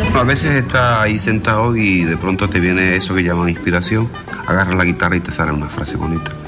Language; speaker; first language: Spanish; native; Spanish